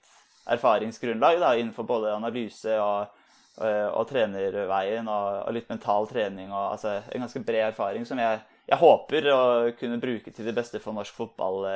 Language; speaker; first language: Norwegian; native; Norwegian